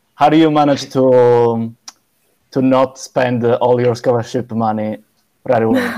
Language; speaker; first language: English; non-native, fluent; Italian